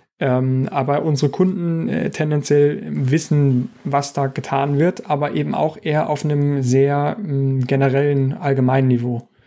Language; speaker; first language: German; native; German